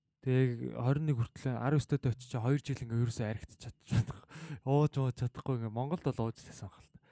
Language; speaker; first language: Mongolian; native; Mongolian